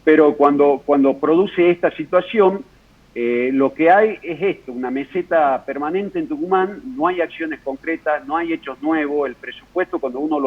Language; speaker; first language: Spanish; native; Spanish